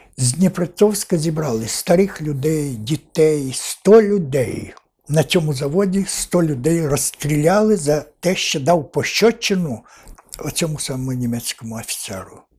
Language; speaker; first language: Ukrainian; native; Ukrainian